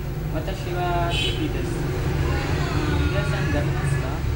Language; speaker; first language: Japanese; non-native, learner; Indonesian